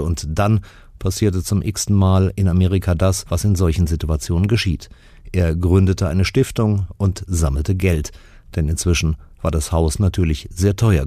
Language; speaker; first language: German; native; German